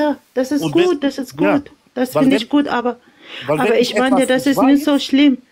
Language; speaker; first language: German; non-native, learner; Arabic